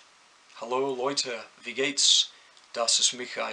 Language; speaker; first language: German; non-native, learner; English